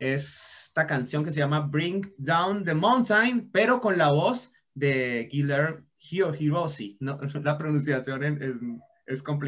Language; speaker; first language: Spanish; native; Spanish